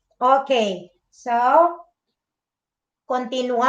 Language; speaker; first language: Spanish; non-native, fluent; Filipino